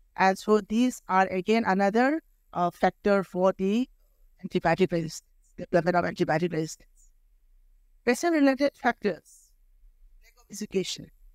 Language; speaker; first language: English; non-native, local second language; Manipuri